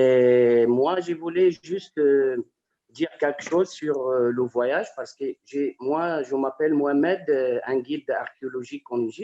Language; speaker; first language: French; non-native, fluent; Arabic